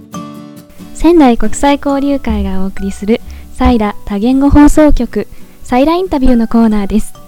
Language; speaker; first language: Japanese; native; Japanese